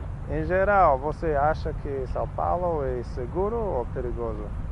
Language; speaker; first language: Portuguese; non-native, learner; English